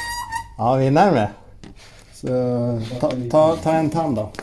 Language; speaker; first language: Swedish; native; Swedish